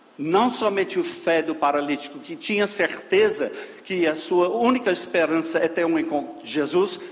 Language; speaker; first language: Portuguese; non-native, fluent; English